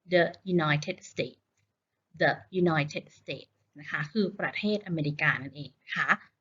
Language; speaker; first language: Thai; native; Thai